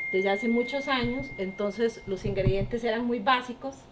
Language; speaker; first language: Spanish; native; Spanish